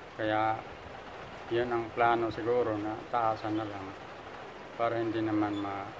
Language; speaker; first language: Filipino; native; Filipino